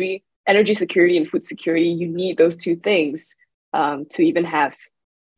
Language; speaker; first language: English; non-native, local second language; Chinese